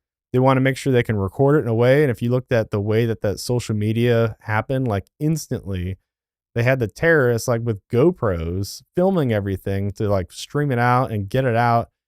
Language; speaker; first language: English; native; English